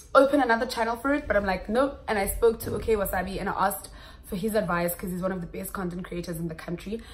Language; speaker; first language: English; non-native, local second language; Xhosa